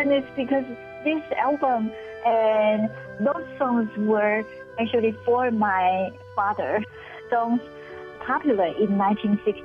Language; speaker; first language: English; non-native, fluent; Chinese